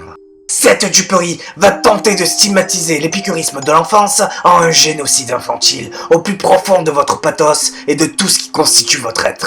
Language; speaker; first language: French; native; French